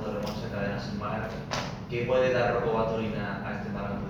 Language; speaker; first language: Spanish; native; Spanish